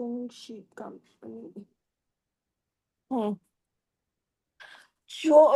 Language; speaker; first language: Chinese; non-native, learner; Hindi